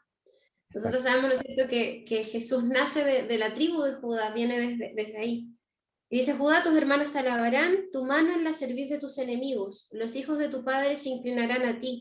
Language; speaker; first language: Spanish; native; Spanish